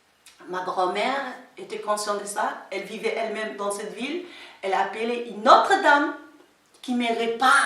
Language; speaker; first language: French; non-native, local second language; Somali